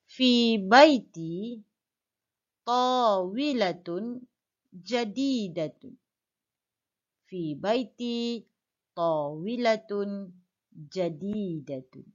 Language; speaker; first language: Arabic; non-native, fluent; Malay